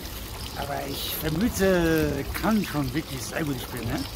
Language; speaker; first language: German; non-native, learner; Persian